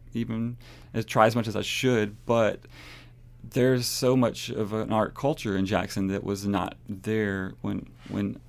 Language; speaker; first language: English; native; English